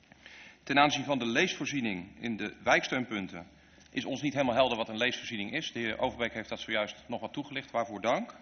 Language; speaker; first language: Dutch; native; Dutch